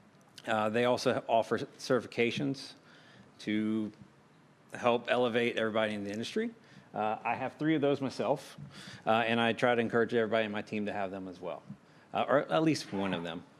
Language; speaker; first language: English; native; English